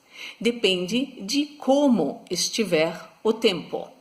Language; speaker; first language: Portuguese; non-native, fluent; German